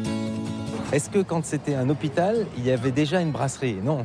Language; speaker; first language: French; native; French